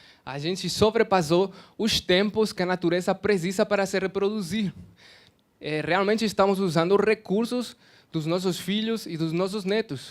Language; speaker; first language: Portuguese; non-native, fluent; Spanish